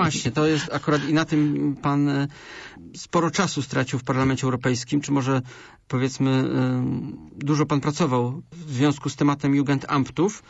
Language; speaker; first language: Polish; native; Polish